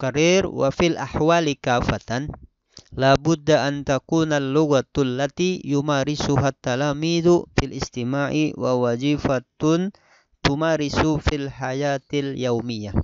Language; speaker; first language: Arabic; non-native, fluent; Indonesian